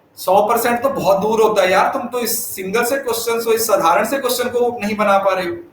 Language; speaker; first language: Hindi; non-native, local second language; Punjabi